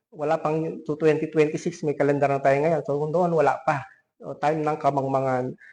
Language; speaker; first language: Filipino; non-native, local second language; Pampanga